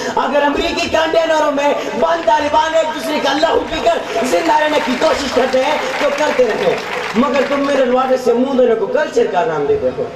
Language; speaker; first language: Urdu; non-native, local second language; Pashto